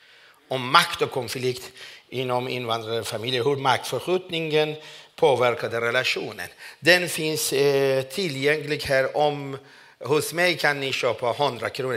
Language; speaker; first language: Swedish; non-native, fluent; Persian